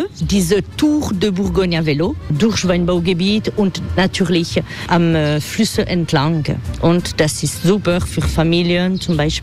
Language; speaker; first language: German; non-native, fluent; French